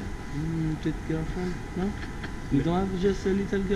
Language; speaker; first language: English; non-native, learner; French